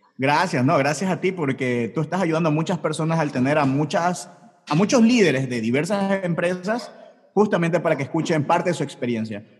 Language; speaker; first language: Spanish; native; Spanish